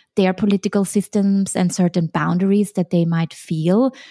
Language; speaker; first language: English; non-native, fluent; German